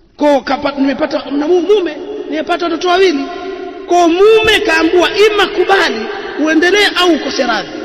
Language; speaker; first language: Swahili; native; Swahili